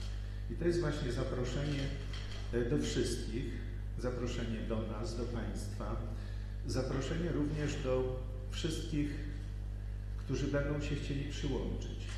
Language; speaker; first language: Polish; native; Polish